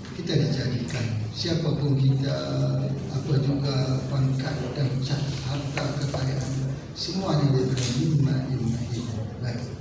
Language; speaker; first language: Malay; native; Malay